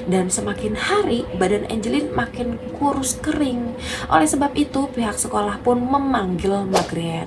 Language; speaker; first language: Indonesian; native; Indonesian